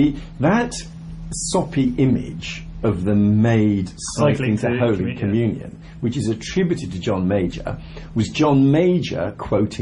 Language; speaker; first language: English; native; English